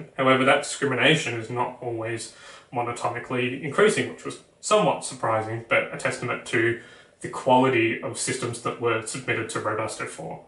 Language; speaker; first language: English; native; English